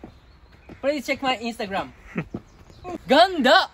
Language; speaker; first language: English; non-native, learner; Japanese